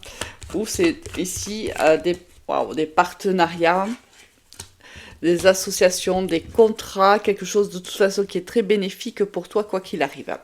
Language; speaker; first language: French; native; French